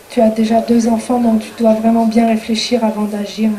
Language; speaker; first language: French; native; French